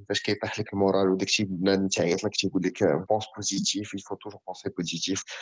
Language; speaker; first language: French; non-native, local second language; Arabic